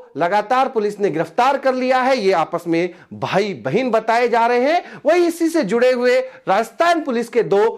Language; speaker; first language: Hindi; native; Hindi